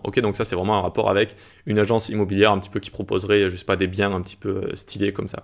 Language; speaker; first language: French; native; French